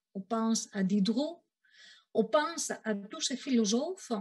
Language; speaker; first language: French; non-native, fluent; Greek